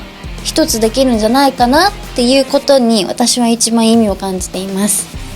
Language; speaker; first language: Japanese; native; Japanese